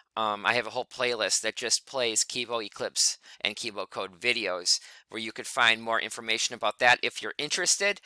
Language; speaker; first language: English; native; English